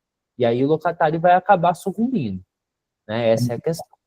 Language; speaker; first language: Portuguese; native; Portuguese